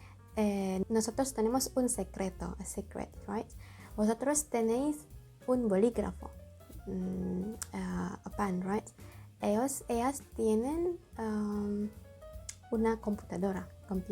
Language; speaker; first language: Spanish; non-native, learner; Indonesian